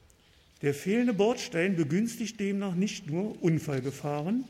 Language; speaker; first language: German; native; German